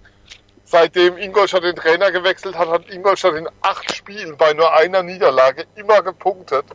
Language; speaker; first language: German; native; German